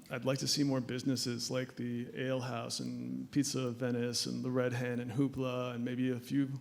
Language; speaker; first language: English; native; English